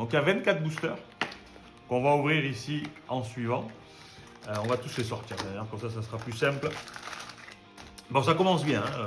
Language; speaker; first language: French; native; French